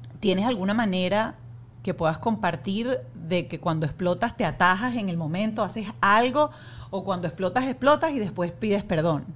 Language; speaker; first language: Spanish; native; Spanish